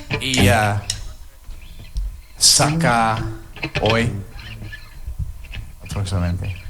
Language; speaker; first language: Spanish; non-native, learner; English